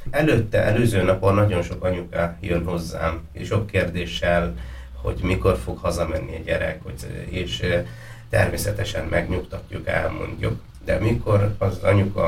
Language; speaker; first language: Hungarian; non-native, fluent; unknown